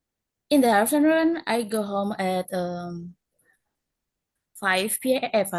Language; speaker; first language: English; non-native, learner; Indonesian